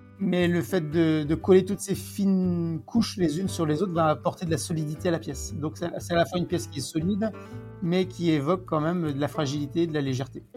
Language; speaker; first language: French; native; French